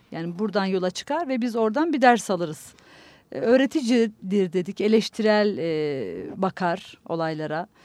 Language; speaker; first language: Turkish; native; Turkish